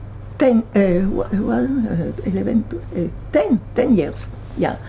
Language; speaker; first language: English; non-native, learner; French